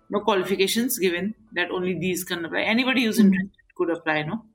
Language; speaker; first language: English; non-native, local second language; Nepali